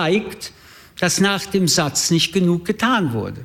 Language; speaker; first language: German; early bilingual, other home language; French